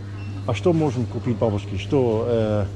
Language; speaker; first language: Russian; non-native, learner; English